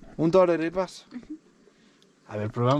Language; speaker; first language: Spanish; non-native, learner; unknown